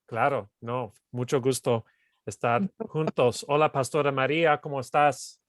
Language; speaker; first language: Spanish; non-native, fluent; English